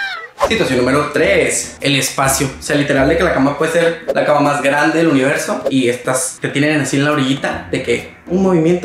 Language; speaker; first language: Spanish; native; Spanish